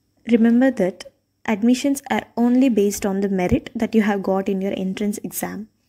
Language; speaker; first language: English; non-native, local second language; Telugu